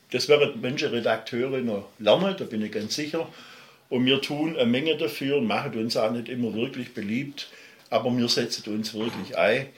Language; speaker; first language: German; native; German